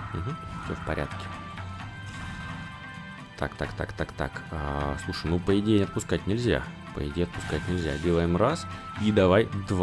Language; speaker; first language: Russian; native; Russian